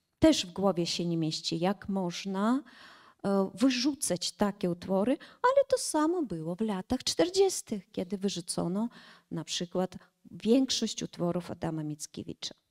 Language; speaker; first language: Polish; early bilingual, heritage; Polish